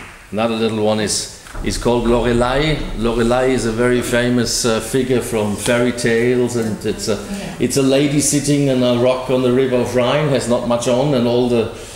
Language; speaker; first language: English; non-native, fluent; German